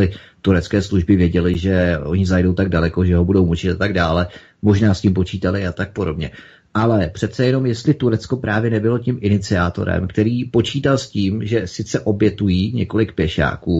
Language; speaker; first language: Czech; native; Czech